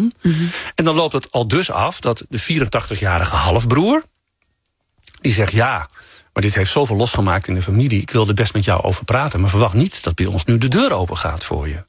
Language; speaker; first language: Dutch; native; Dutch